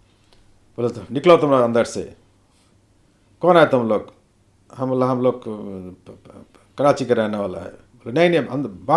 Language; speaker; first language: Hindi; non-native, learner; Bangla